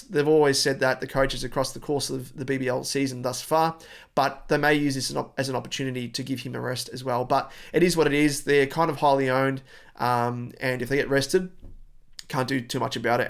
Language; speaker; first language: English; native; English